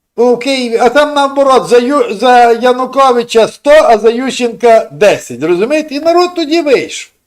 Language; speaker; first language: Ukrainian; native; Ukrainian